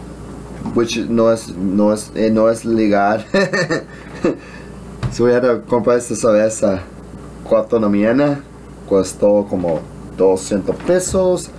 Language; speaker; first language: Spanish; early bilingual, heritage; English